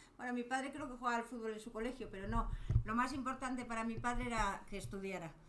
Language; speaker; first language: Spanish; native; Spanish